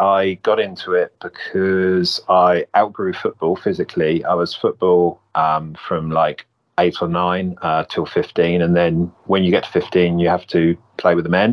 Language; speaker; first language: English; native; English